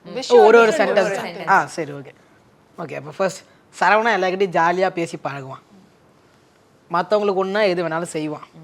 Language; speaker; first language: Tamil; native; Tamil